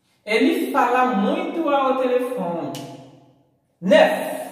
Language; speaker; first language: Portuguese; non-native, learner; Haitian Creole